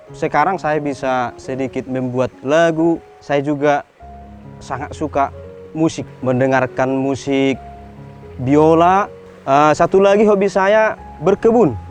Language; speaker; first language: Indonesian; non-native, local second language; Batak Toba